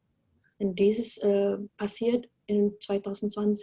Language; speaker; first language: German; non-native, fluent; Indonesian